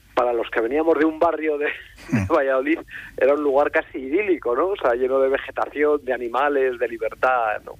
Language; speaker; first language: Spanish; native; Spanish